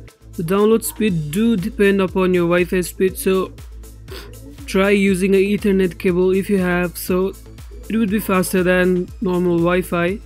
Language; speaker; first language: English; non-native, local second language; Nepali